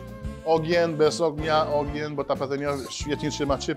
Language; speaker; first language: Polish; non-native, fluent; French